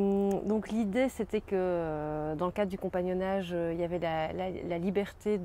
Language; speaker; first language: French; native; French